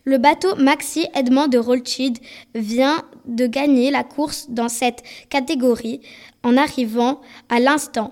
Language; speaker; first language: French; native; French